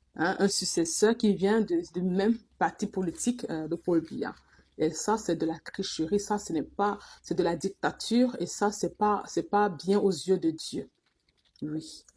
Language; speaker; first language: French; non-native, local second language; Duala